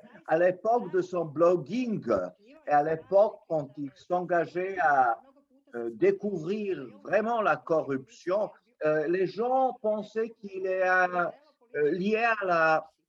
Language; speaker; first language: French; non-native, local second language; Serbian